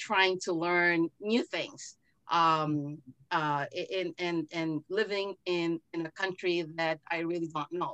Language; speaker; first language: English; non-native, local second language; Filipino